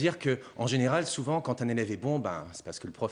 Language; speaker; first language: French; native; French